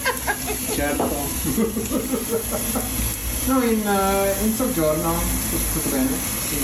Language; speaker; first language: Italian; non-native, learner; English